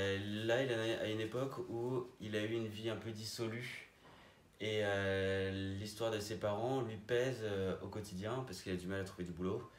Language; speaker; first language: French; native; French